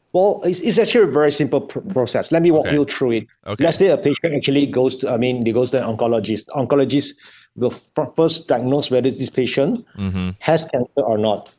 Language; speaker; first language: English; non-native, local second language; Chinese